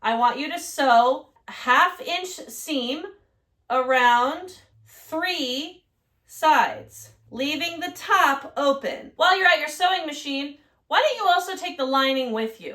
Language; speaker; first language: English; native; English